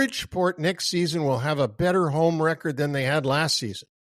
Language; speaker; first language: English; native; English